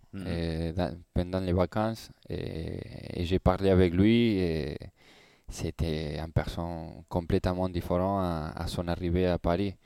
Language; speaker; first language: French; non-native, learner; Spanish